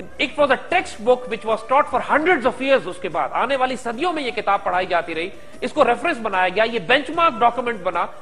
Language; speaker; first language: Urdu; native; Urdu